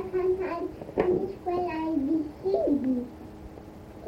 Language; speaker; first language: Spanish; early bilingual, heritage; Spanish